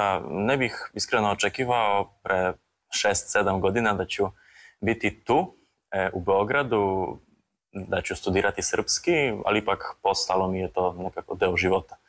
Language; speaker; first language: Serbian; non-native, fluent; Polish